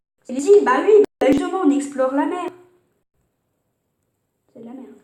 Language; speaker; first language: French; native; French